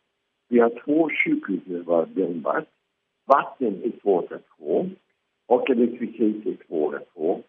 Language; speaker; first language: Swedish; early bilingual, heritage; Swedish